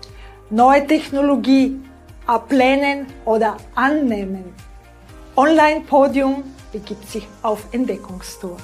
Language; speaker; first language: German; non-native, fluent; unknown